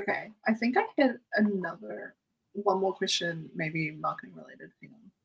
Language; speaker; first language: English; native; English